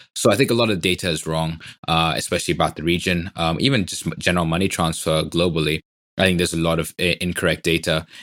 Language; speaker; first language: English; non-native, local second language; Swahili